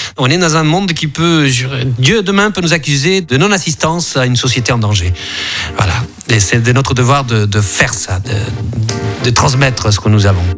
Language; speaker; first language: French; early bilingual, other home language; Spanish